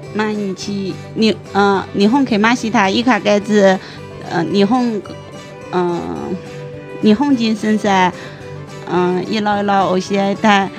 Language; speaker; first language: Japanese; non-native, fluent; Chinese